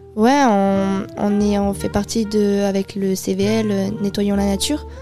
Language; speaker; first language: French; native; French